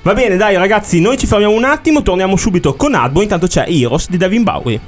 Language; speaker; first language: Italian; native; Italian